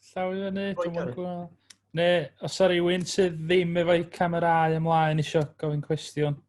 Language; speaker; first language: Welsh; native; Welsh